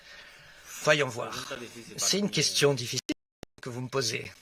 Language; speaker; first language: French; non-native, fluent; Spanish